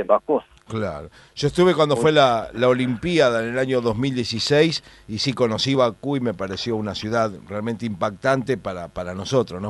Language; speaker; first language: Spanish; native; Spanish